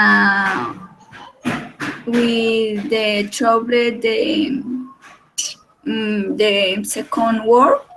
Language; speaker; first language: English; non-native, learner; Spanish